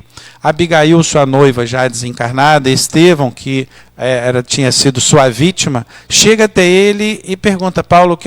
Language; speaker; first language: Portuguese; native; Portuguese